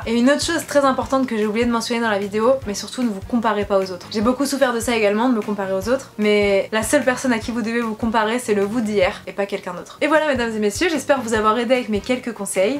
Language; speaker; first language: French; native; French